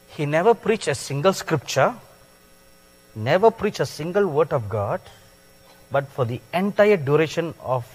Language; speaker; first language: English; non-native, local second language; Tamil